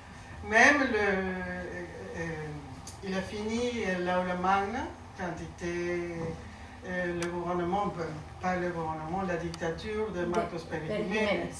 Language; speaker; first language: French; non-native, learner; Spanish